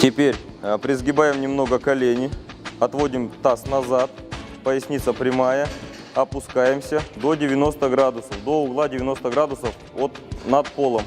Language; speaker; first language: Russian; native; Russian